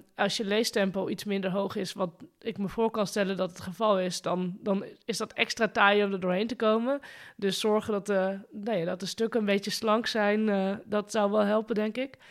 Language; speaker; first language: Dutch; native; Dutch